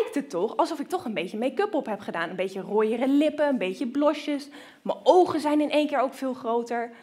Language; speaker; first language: Dutch; native; Dutch